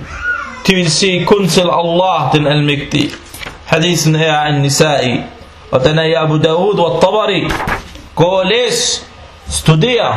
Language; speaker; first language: Danish; non-native, fluent; Arabic